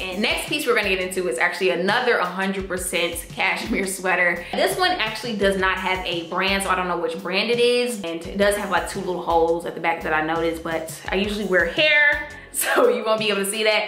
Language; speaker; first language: English; native; English